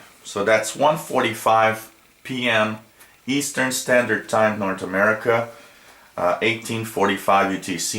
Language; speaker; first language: English; non-native, local second language; French